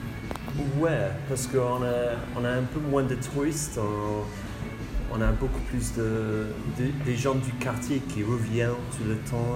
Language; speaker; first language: French; non-native, learner; English